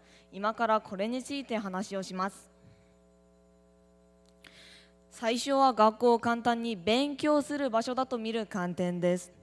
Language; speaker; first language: Japanese; non-native, learner; Korean